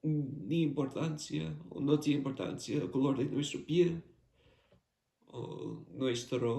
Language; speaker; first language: Spanish; non-native, fluent; English